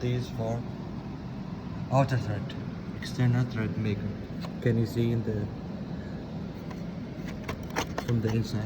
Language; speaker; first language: English; non-native, local second language; Arabic